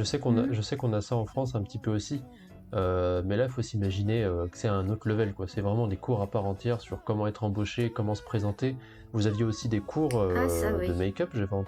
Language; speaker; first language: French; native; French